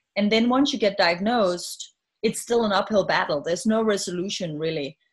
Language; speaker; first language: English; non-native, fluent; Danish